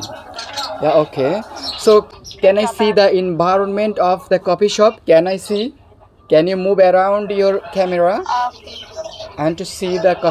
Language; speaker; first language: English; non-native, learner; Bangla